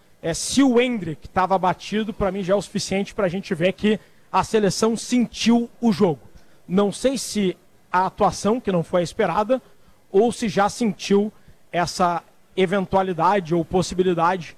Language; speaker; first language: Portuguese; native; Portuguese